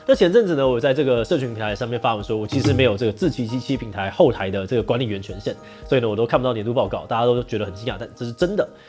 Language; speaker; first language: Chinese; native; Chinese